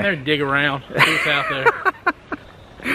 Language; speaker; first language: English; native; English